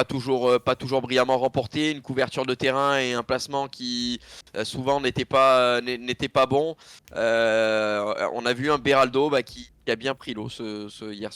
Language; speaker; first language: French; native; French